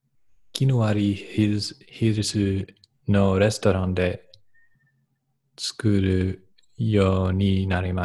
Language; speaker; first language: Japanese; non-native, learner; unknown